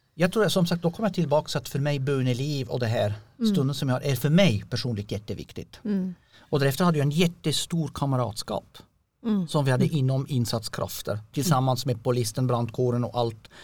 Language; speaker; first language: Swedish; non-native, fluent; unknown